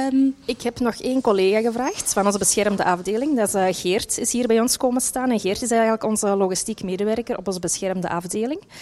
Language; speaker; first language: Dutch; native; Dutch